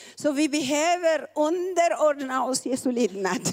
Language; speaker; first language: Swedish; non-native, fluent; Tigrinya